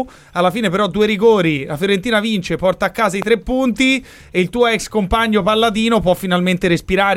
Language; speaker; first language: Italian; native; Italian